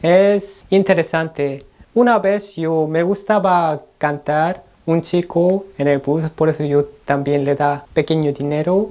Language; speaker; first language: Spanish; non-native, learner; Korean